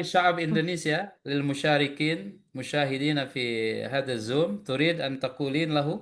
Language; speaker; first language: Arabic; non-native, fluent; Indonesian